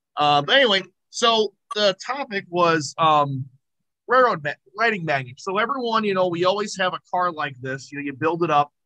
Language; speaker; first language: English; native; English